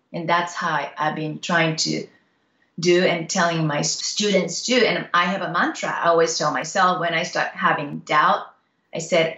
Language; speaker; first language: English; non-native, fluent; Japanese